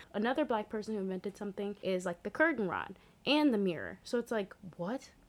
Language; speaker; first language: English; native; English